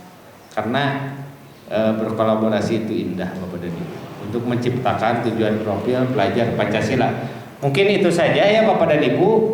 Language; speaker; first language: Indonesian; native; Indonesian